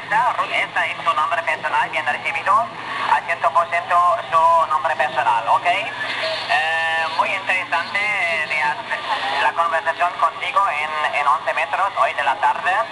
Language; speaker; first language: Spanish; non-native, learner; German